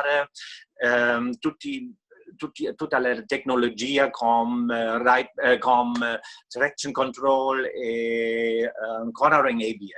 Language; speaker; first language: Italian; non-native, fluent; German